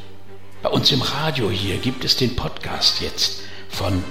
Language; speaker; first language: German; native; German